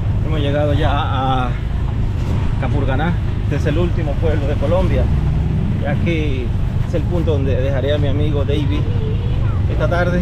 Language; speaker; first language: Spanish; native; Spanish